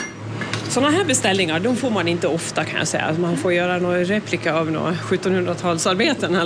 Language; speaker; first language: Swedish; native; Swedish